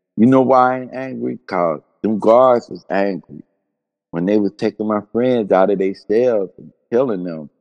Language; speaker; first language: English; native; English